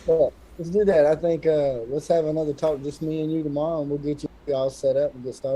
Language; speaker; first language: English; native; English